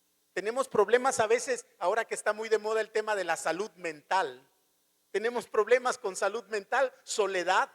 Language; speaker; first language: Spanish; native; Spanish